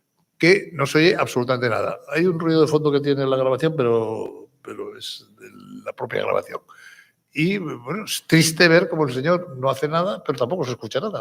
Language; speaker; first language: Spanish; native; Spanish